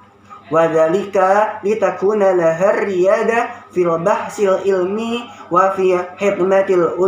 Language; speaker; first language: Arabic; non-native, learner; Indonesian